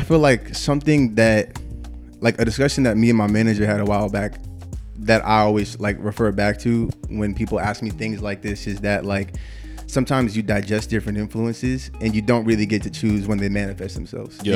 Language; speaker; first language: English; native; English